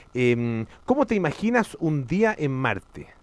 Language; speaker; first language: Spanish; native; Spanish